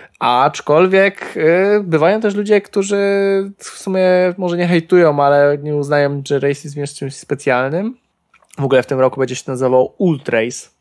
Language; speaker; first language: Polish; native; Polish